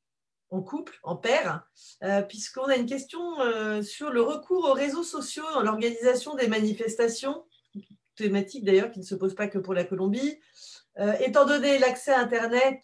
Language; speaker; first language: French; native; French